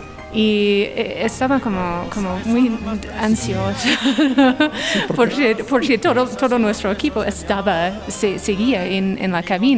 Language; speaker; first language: Spanish; non-native, learner; English